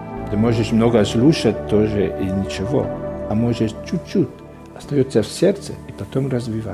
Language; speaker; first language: Russian; non-native, fluent; Italian